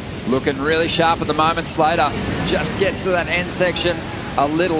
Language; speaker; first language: English; native; English